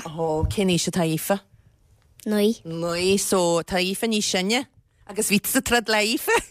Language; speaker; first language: Irish; native; Irish